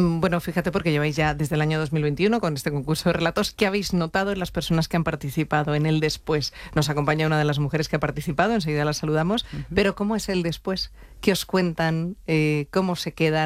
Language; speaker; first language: Spanish; native; Spanish